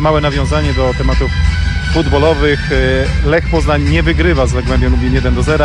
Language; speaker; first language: Polish; native; Polish